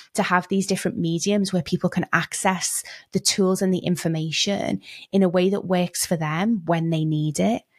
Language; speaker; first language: English; native; English